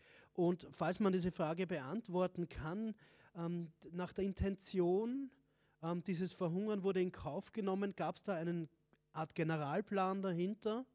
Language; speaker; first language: German; native; German